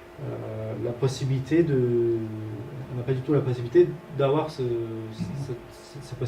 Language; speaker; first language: French; native; French